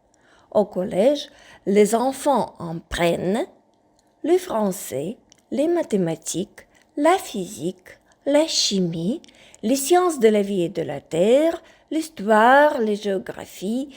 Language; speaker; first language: French; non-native, fluent; Ukrainian